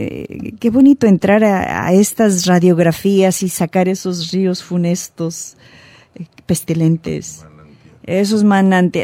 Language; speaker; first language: Spanish; native; Spanish